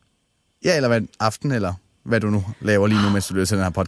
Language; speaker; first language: Danish; native; Danish